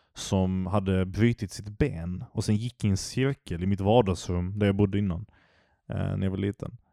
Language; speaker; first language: Swedish; early bilingual, other home language; Turkish